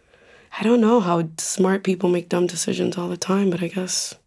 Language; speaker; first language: English; non-native, fluent; Spanish